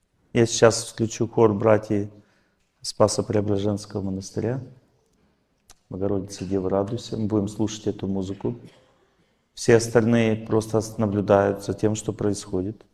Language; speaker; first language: Russian; native; Russian